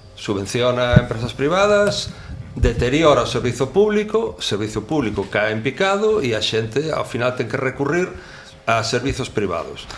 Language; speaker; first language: Galician; native; Galician